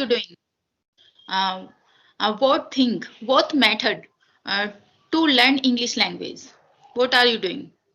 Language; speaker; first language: English; non-native, learner; Hindi